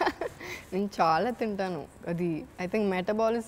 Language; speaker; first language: Telugu; non-native, fluent; Malayalam